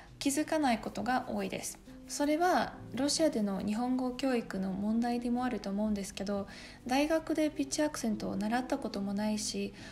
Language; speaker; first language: Japanese; non-native, fluent; Russian